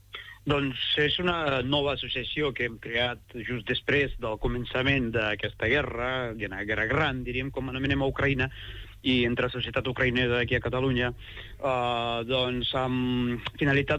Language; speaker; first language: Catalan; non-native, fluent; Ukrainian